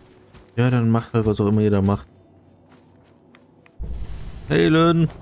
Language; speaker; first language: German; native; German